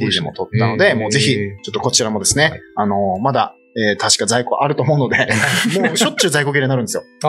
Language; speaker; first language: Japanese; native; Japanese